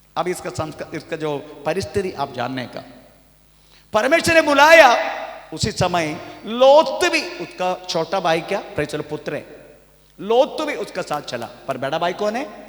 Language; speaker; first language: Hindi; non-native, local second language; Malayalam